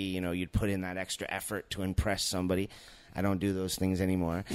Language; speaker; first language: English; native; English